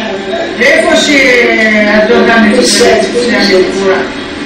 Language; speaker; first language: Hebrew; non-native, fluent; Arabic